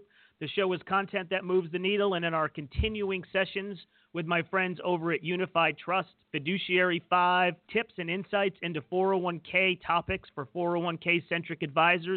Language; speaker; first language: English; native; English